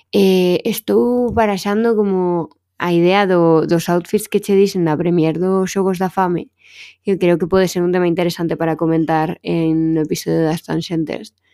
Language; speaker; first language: Galician; non-native, local second language; Spanish